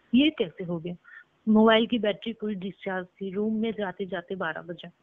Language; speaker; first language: Hindi; native; Hindi